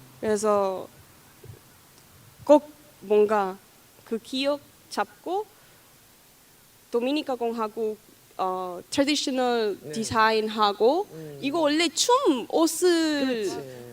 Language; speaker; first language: Korean; non-native, learner; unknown